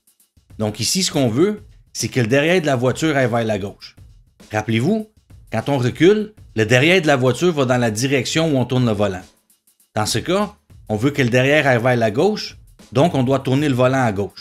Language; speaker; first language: French; native; French